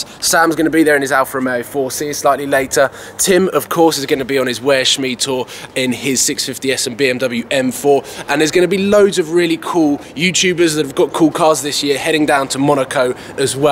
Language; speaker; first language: English; native; English